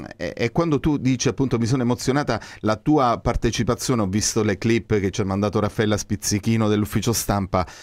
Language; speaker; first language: Italian; native; Italian